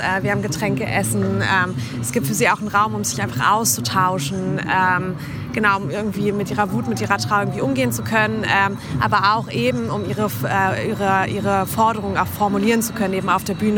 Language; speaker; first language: German; native; German